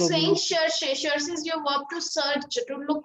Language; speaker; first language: English; non-native, local second language; Hindi